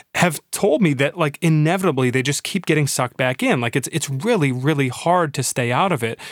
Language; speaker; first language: English; native; English